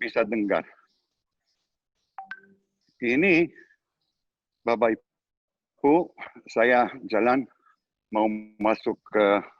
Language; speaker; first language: Indonesian; non-native, learner; Hebrew